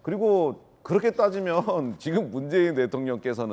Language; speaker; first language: Korean; native; Korean